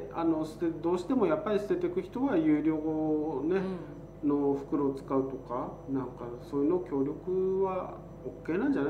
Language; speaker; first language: Japanese; native; Japanese